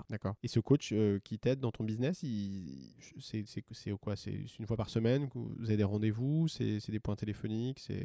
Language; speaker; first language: French; native; French